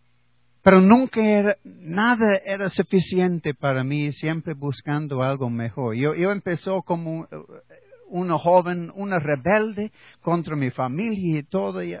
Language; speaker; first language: Spanish; non-native, learner; English